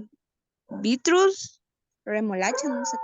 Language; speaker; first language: Spanish; native; Spanish